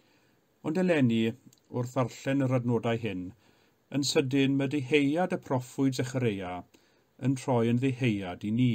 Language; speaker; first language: Welsh; native; Welsh